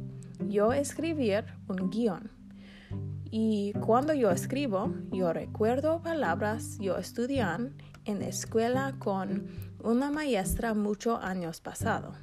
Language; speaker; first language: Spanish; non-native, learner; English